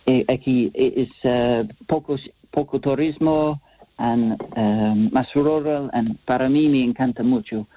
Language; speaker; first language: Spanish; non-native, learner; English